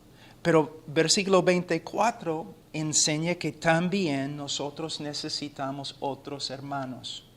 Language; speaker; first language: Spanish; non-native, fluent; English